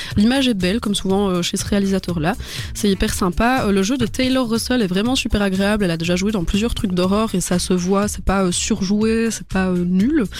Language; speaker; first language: French; native; French